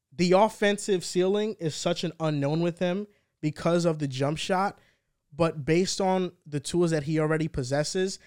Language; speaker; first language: English; early bilingual, heritage; Spanish